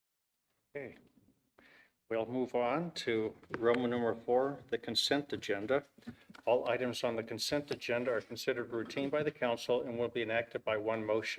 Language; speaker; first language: English; native; English